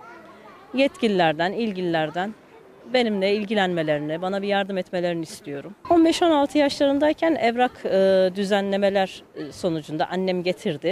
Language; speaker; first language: Turkish; native; Turkish